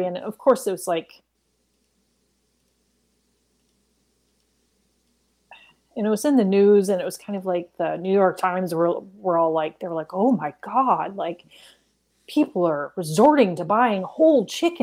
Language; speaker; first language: English; native; English